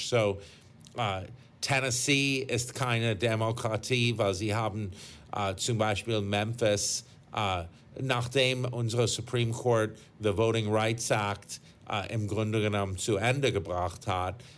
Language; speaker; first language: German; non-native, fluent; English